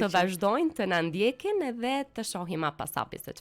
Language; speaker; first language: Albanian; native; Albanian